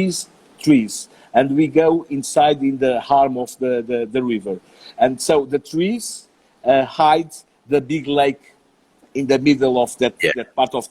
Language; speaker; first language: English; non-native, learner; Portuguese